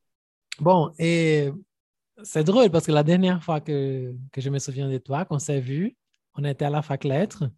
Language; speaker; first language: French; non-native, fluent; Portuguese